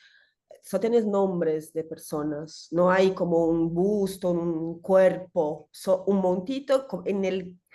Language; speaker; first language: Spanish; non-native, learner; Portuguese